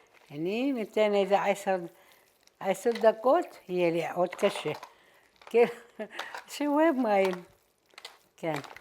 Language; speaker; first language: Hebrew; non-native, fluent; Arabic